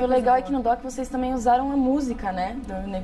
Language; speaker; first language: Portuguese; native; Portuguese